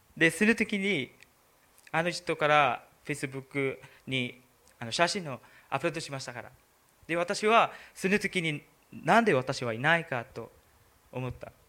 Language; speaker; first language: Japanese; non-native, learner; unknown